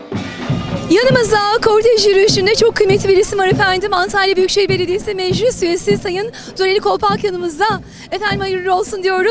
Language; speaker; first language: Turkish; native; Turkish